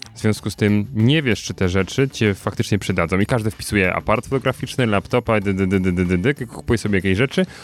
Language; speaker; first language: Polish; native; Polish